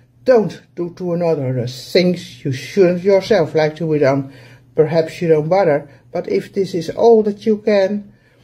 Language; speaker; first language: English; non-native, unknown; Dutch